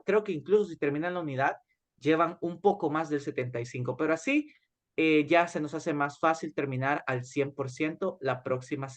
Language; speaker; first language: Spanish; native; Spanish